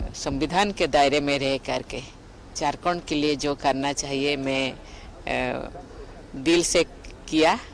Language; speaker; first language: Hindi; non-native, local second language; Santali